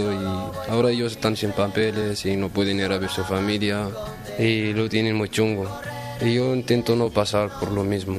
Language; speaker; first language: Spanish; non-native, fluent; Arabic